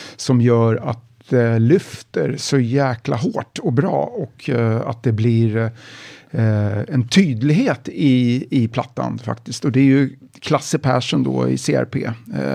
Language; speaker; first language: Swedish; early bilingual, other home language; Italian